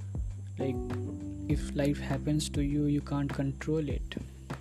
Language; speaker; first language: English; non-native, local second language; Hindi